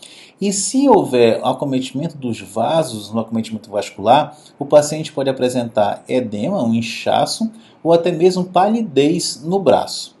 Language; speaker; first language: Portuguese; native; Portuguese